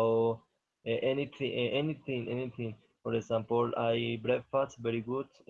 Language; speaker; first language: English; non-native, learner; Spanish